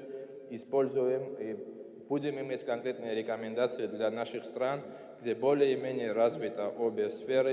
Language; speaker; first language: Russian; non-native, fluent; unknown